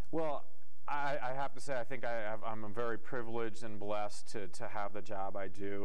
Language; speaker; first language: English; native; English